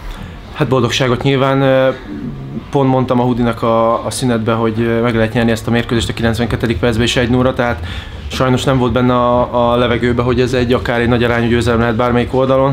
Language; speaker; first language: Hungarian; native; Hungarian